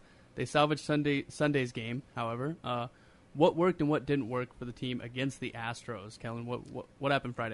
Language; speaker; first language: English; native; English